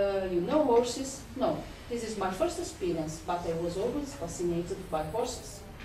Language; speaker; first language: English; non-native, fluent; Italian